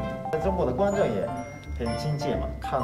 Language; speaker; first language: Chinese; non-native, fluent; Japanese